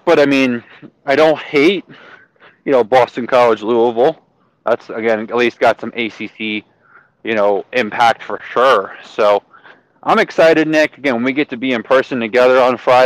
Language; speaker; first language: English; native; English